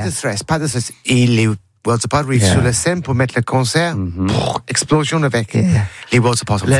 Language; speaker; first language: French; non-native, learner; English